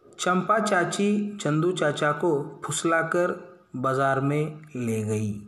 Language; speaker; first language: Hindi; non-native, local second language; Marathi